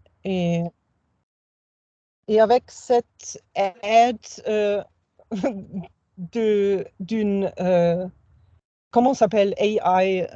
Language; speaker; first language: French; non-native, fluent; German